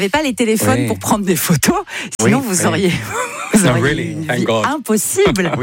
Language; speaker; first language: French; native; French